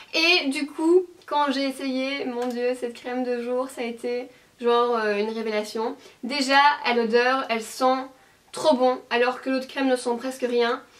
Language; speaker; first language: French; native; French